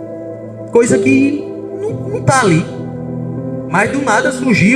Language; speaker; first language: Portuguese; native; Portuguese